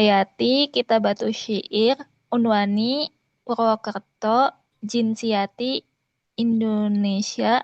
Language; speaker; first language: Arabic; non-native, learner; Indonesian